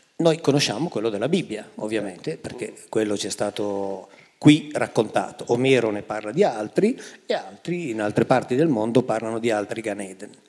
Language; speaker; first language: Italian; native; Italian